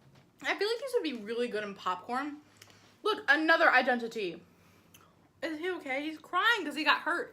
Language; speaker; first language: English; native; English